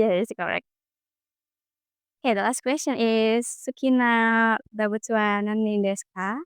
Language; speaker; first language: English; non-native, learner; Indonesian